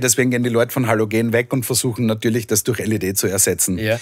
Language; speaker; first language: German; native; German